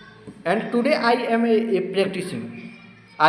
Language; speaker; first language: English; non-native, learner; Hindi